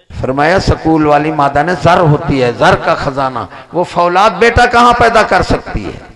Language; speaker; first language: Urdu; native; Urdu